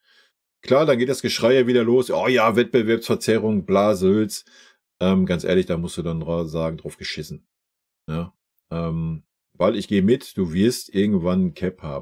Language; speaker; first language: German; native; German